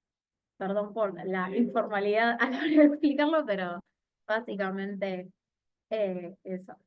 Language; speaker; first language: Spanish; native; Spanish